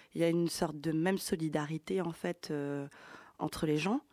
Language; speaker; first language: French; early bilingual, other home language; Ukrainian